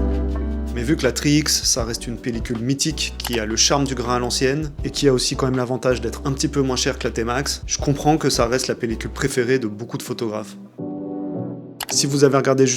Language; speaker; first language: French; native; French